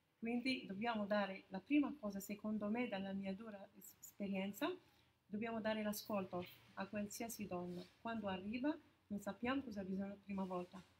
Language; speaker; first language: Italian; non-native, fluent; Arabic